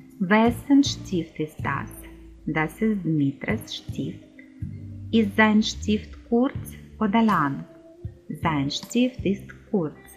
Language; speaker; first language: German; non-native, fluent; Ukrainian